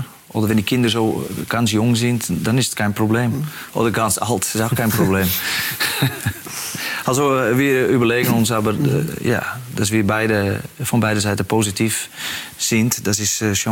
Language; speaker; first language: German; non-native, fluent; Dutch